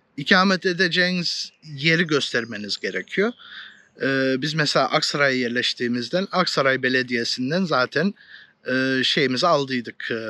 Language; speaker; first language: Turkish; native; Turkish